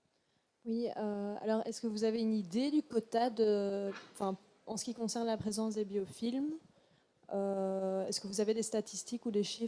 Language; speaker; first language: French; native; French